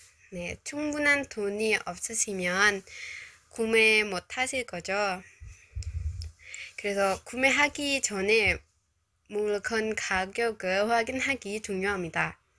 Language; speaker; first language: Korean; non-native, learner; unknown